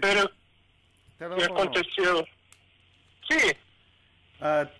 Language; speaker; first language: Spanish; non-native, learner; Portuguese